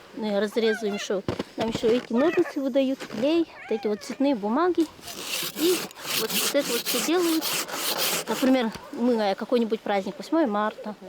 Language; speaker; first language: Russian; non-native, local second language; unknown